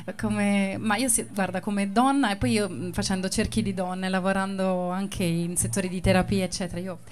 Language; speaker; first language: Italian; native; Italian